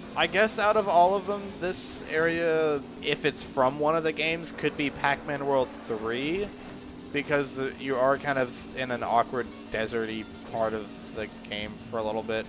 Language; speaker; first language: English; native; English